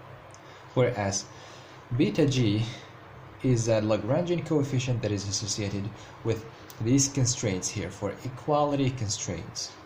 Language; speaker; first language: English; non-native, fluent; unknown